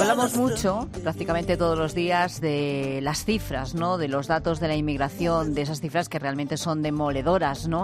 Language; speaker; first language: Spanish; native; Spanish